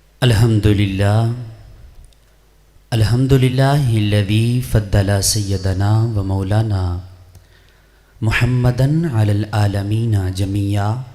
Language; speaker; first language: Arabic; non-native, fluent; Urdu